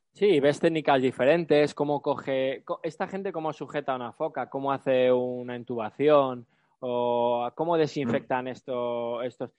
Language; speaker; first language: Spanish; native; Spanish